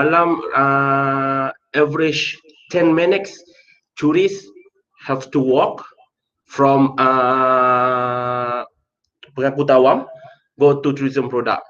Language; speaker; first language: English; non-native, local second language; Malay